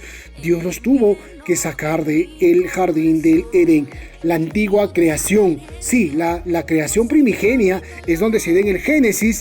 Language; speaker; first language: Spanish; native; Spanish